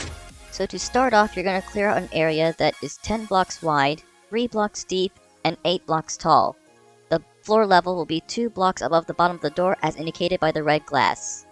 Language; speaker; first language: English; native; English